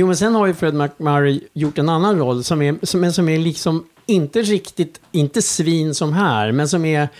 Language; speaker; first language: Swedish; native; Swedish